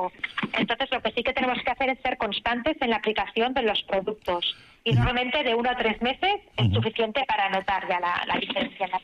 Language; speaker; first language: Spanish; native; Spanish